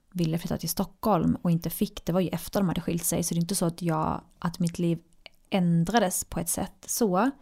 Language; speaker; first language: Swedish; early bilingual, other home language; Arabic